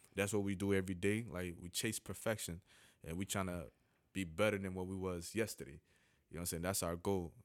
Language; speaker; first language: English; native; English